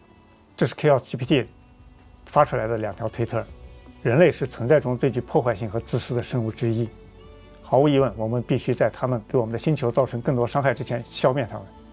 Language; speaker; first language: Chinese; native; Chinese